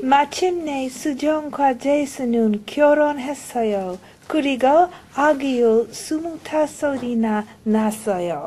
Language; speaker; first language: Korean; non-native, learner; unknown